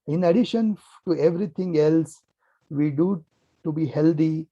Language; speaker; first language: English; non-native, local second language; Kannada